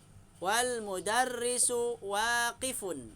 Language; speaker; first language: Arabic; non-native, fluent; Malay